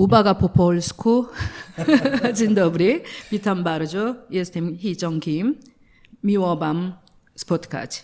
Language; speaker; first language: Polish; non-native, learner; Korean